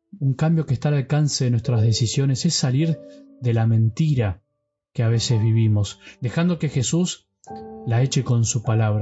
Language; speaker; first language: Spanish; native; Spanish